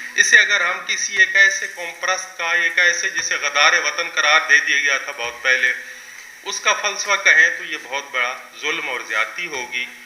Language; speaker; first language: Urdu; native; Urdu